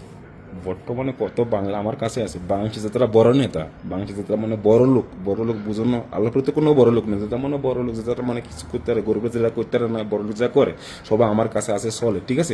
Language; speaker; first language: Bangla; non-native, fluent; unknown